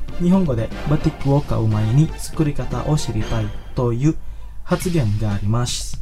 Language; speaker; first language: Japanese; non-native, fluent; Indonesian